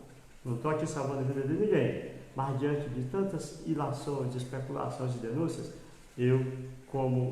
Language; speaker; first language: Portuguese; native; Portuguese